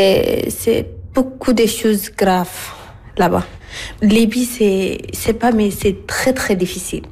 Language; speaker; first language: French; non-native, learner; Arabic